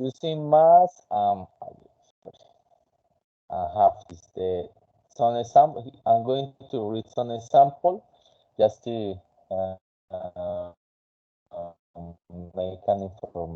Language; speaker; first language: English; non-native, fluent; Spanish